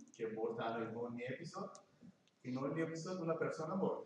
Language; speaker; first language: Italian; non-native, learner; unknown